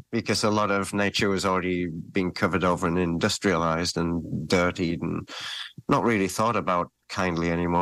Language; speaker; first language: English; native; English